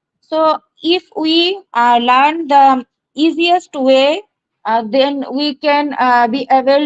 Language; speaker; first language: English; non-native, learner; Bangla